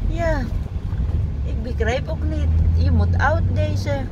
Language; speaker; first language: Dutch; non-native, local second language; Filipino